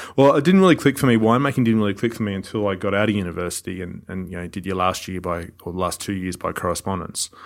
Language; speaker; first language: English; native; English